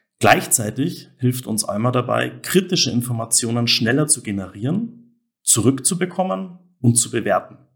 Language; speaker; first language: German; native; German